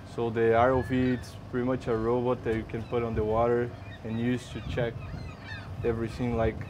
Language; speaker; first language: English; non-native, fluent; Portuguese